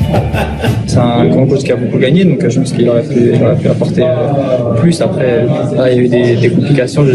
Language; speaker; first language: French; native; French